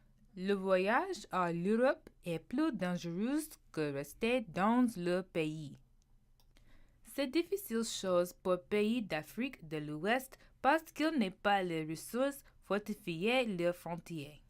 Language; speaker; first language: French; non-native, learner; English